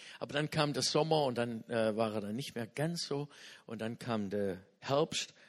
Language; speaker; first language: German; non-native, fluent; English